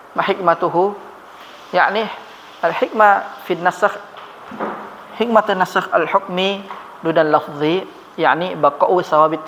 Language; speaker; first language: Arabic; non-native, fluent; Indonesian